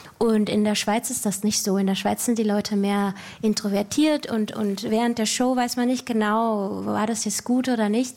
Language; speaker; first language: German; native; German